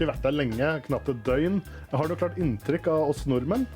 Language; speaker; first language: Norwegian; native; Norwegian